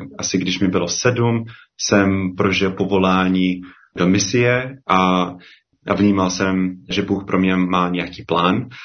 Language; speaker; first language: Czech; non-native, fluent; English